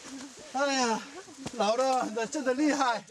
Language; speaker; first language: Chinese; non-native, learner; Korean